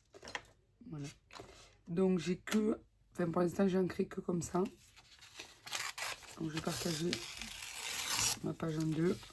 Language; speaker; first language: French; native; French